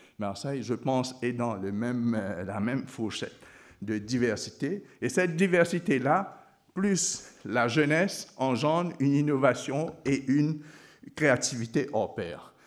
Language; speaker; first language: French; non-native, local second language; Morisyen